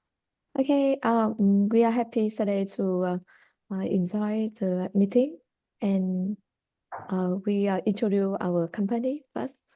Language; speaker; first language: English; non-native, learner; Vietnamese